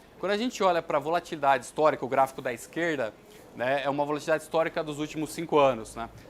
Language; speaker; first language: Portuguese; native; Portuguese